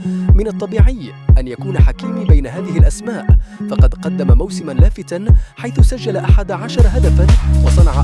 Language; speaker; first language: Arabic; native; Arabic